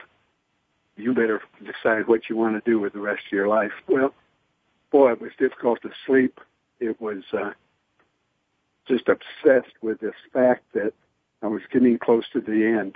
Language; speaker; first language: English; native; English